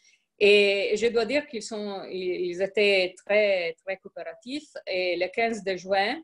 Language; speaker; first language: French; non-native, fluent; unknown